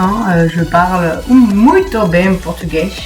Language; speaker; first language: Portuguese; non-native, learner; French